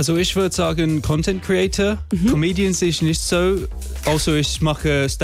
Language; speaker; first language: German; non-native, fluent; English